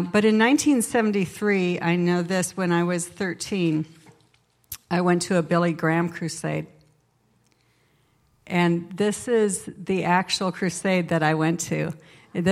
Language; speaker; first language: English; native; English